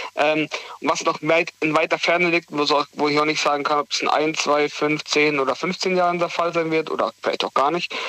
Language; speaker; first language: German; native; German